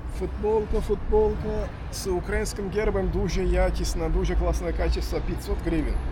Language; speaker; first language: Ukrainian; non-native, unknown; Turkish